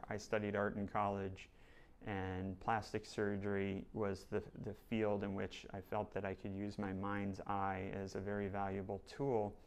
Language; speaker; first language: English; native; English